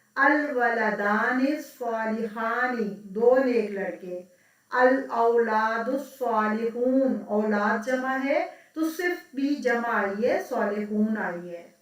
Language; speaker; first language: Urdu; native; Urdu